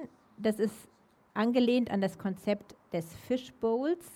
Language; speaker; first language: German; native; German